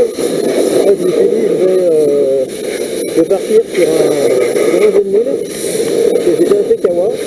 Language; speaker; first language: French; native; French